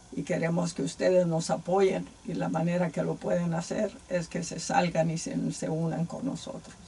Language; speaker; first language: Spanish; native; Spanish